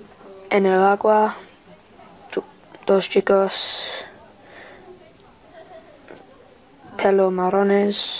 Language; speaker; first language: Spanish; non-native, learner; English